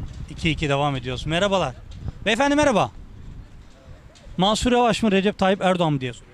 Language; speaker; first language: Turkish; native; Turkish